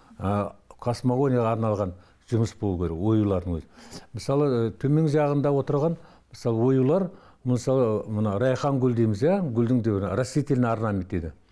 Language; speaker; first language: Kazakh; native; Kazakh